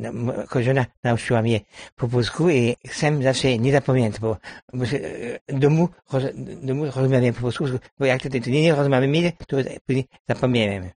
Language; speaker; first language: Polish; non-native, learner; French